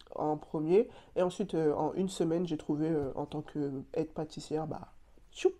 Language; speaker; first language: French; native; French